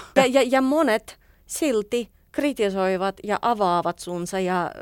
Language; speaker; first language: Finnish; non-native, fluent; Russian